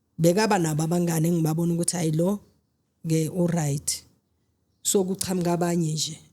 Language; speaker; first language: Zulu; native; Zulu